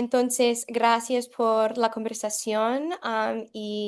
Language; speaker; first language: Spanish; non-native, fluent; English